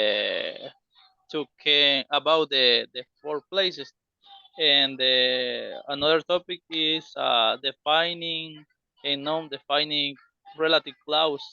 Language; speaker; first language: English; non-native, learner; Spanish